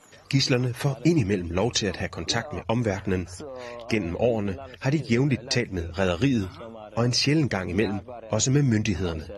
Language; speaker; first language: Danish; native; Danish